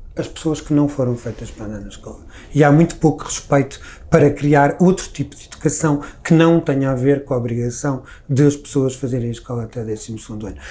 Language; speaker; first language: Portuguese; native; Portuguese